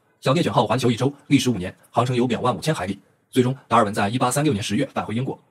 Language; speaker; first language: Chinese; native; Chinese